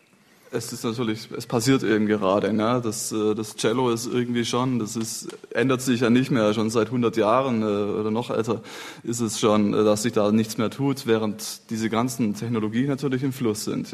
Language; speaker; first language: German; native; German